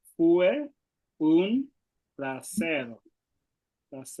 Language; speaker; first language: Spanish; non-native, learner; Swahili